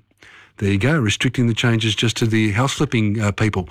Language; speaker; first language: English; native; English